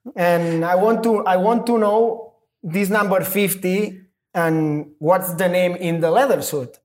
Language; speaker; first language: English; non-native, fluent; Spanish